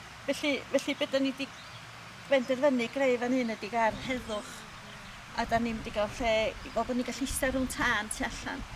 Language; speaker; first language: Welsh; native; Welsh